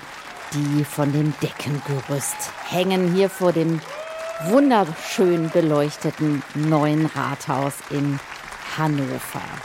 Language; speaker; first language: German; native; German